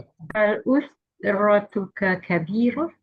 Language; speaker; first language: Arabic; non-native, learner; Malay